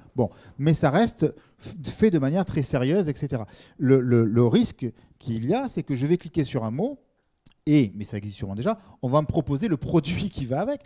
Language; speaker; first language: French; native; French